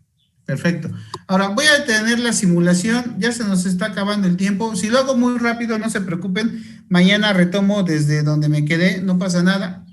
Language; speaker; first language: Spanish; native; Spanish